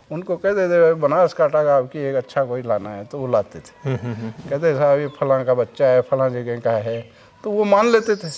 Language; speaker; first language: Hindi; native; Hindi